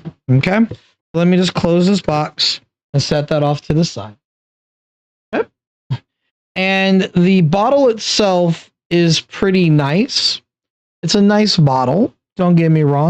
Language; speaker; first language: English; native; English